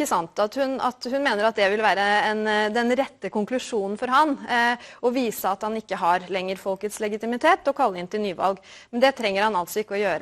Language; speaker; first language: Norwegian; native; Norwegian